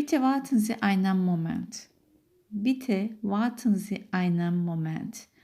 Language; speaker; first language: German; non-native, fluent; Turkish